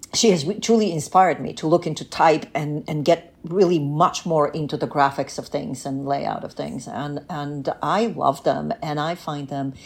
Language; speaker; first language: English; early bilingual, other home language; Bulgarian